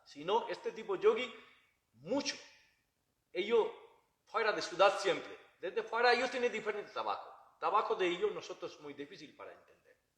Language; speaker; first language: Spanish; non-native, learner; Bangla